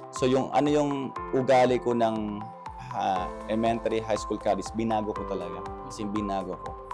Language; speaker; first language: Filipino; native; Filipino